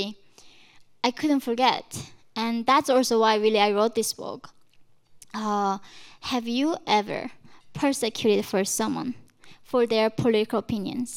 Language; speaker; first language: English; non-native, fluent; Korean